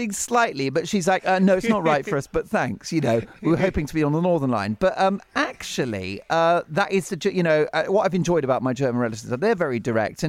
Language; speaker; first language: English; native; English